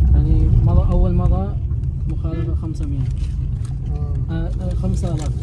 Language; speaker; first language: Arabic; non-native, learner; Bangla